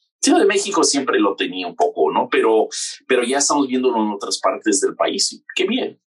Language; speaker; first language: Spanish; non-native, fluent; English